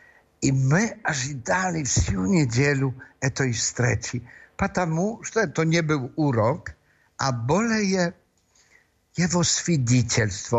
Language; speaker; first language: Russian; non-native, fluent; Polish